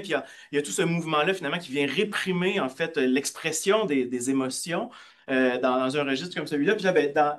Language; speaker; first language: French; native; French